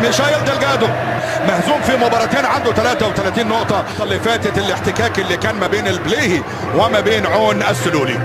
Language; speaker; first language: Arabic; native; Arabic